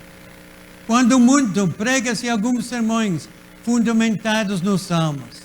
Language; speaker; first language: Portuguese; native; Portuguese